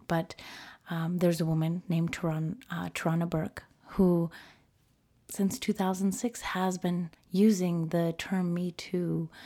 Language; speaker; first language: English; early bilingual, other home language; Spanish